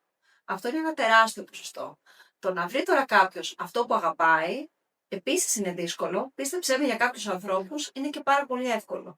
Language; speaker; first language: Greek; native; Greek